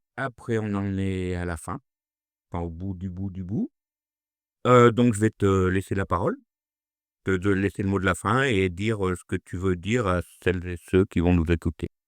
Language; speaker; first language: French; native; French